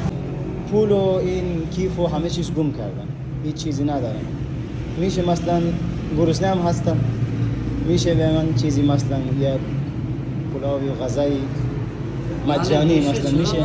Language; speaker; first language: Persian; non-native, learner; Urdu